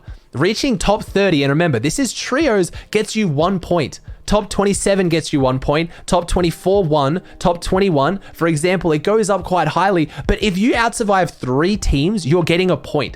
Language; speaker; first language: English; native; English